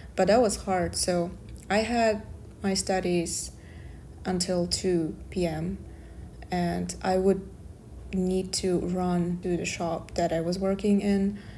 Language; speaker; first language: English; non-native, fluent; Kazakh